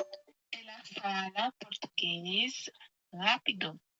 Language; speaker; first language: Portuguese; non-native, learner; Haitian Creole